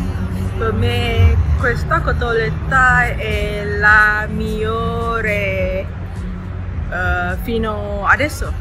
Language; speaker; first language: Italian; non-native, learner; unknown